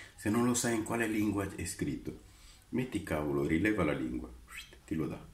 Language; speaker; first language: Italian; non-native, fluent; Romanian